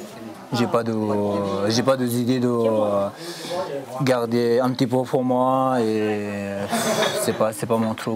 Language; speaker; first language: French; non-native, fluent; Sherpa